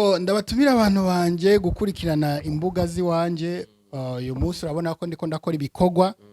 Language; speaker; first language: Rundi; early bilingual, heritage; Rundi